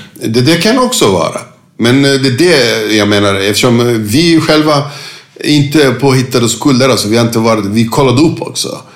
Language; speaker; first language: Swedish; non-native, fluent; Turkish